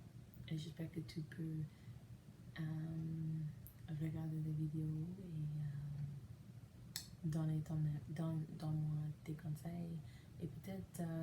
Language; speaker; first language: French; non-native, learner; English